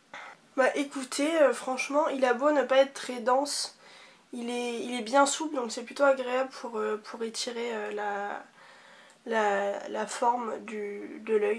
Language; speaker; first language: French; native; French